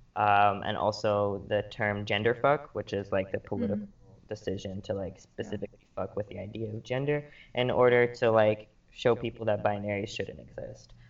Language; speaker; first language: English; early bilingual, other home language; Arabic